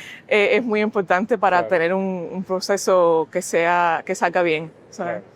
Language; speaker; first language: Spanish; early bilingual, heritage; Spanish